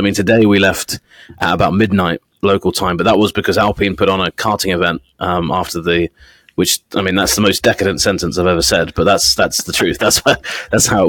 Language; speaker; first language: English; native; English